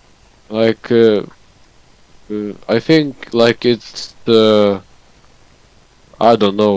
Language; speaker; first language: English; non-native, learner; Russian